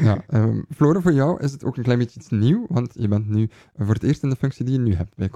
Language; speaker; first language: Dutch; native; Dutch